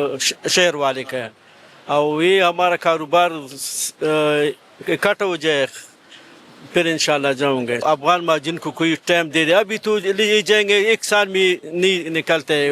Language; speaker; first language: Hindi; non-native, fluent; Pashto